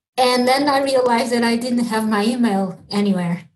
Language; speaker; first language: English; early bilingual, other home language; Portuguese